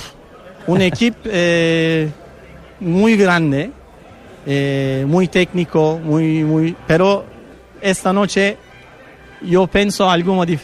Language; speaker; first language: Spanish; non-native, learner; Turkish